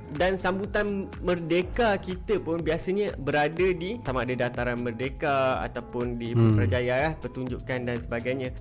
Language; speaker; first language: Malay; native; Malay